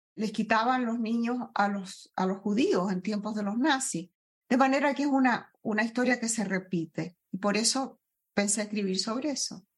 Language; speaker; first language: Spanish; native; Spanish